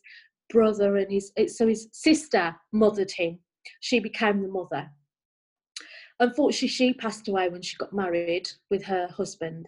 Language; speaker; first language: English; native; English